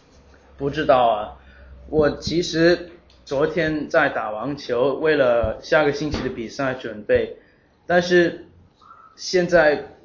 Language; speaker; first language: Chinese; non-native, local second language; Cantonese